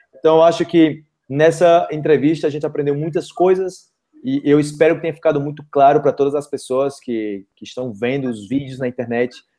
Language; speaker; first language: Portuguese; native; Portuguese